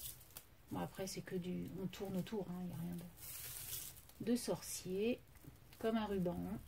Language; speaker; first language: French; native; French